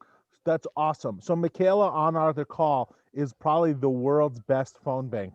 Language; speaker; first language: English; native; English